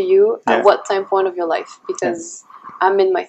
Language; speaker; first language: English; non-native, fluent; French